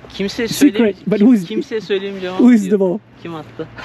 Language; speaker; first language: English; non-native, learner; Thai